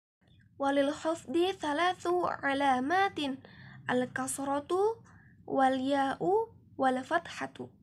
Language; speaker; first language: Arabic; non-native, learner; Indonesian